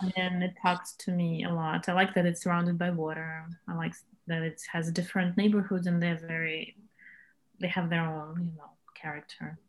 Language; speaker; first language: English; non-native, fluent; Russian